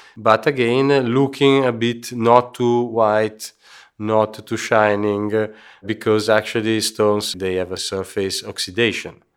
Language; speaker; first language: English; non-native, fluent; Italian